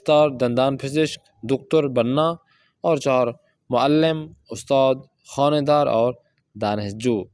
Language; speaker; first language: Persian; non-native, fluent; Urdu